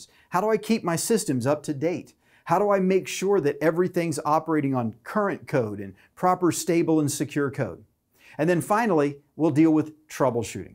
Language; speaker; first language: English; native; English